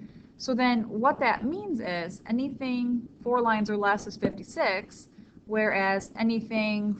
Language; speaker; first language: English; native; English